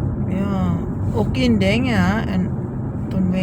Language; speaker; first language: Dutch; non-native, learner; Filipino